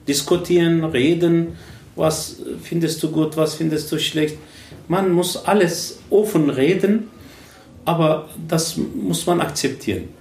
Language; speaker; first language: German; non-native, learner; Turkish